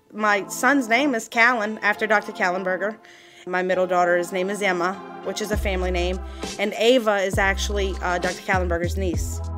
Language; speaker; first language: English; native; English